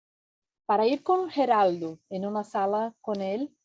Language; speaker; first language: Spanish; non-native, fluent; Portuguese